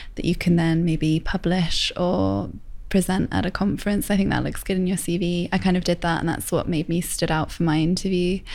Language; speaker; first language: English; native; English